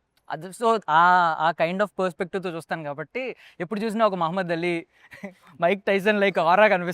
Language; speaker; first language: Telugu; native; Telugu